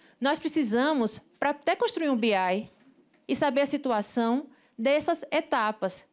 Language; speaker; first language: Portuguese; native; Portuguese